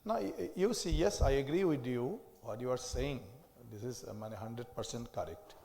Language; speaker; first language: English; non-native, local second language; Assamese